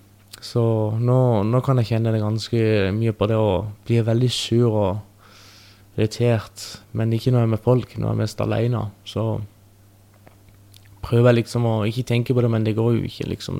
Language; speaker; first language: Norwegian; early bilingual, other home language; Persian